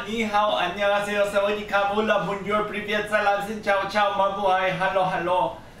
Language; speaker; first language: Korean; native; Korean